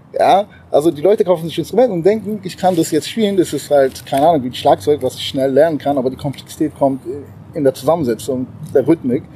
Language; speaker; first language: German; early bilingual, other home language; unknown